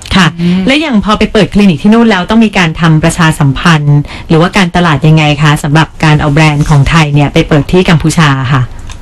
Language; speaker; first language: Thai; native; Thai